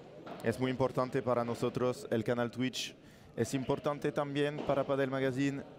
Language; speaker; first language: Spanish; non-native, learner; French